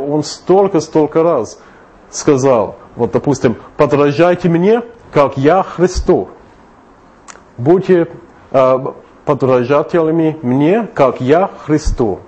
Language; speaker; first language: Russian; non-native, fluent; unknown